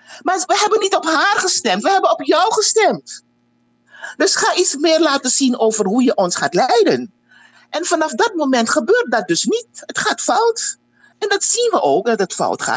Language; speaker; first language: Dutch; native; Dutch